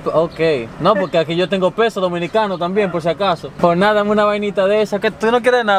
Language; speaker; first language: Spanish; early bilingual, heritage; Spanish